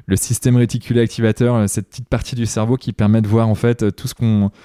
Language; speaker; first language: French; native; French